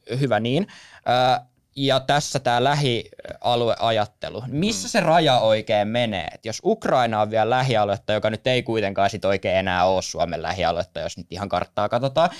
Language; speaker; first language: Finnish; native; Finnish